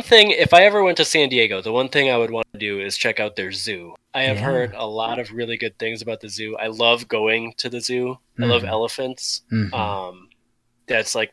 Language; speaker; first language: English; native; English